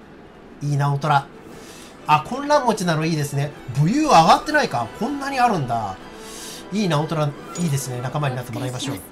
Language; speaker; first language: Japanese; native; Japanese